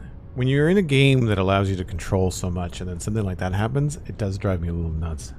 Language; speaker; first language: English; native; English